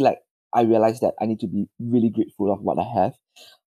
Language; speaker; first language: English; non-native, local second language; Chinese